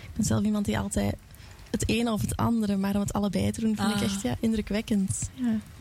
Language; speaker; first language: Dutch; native; Dutch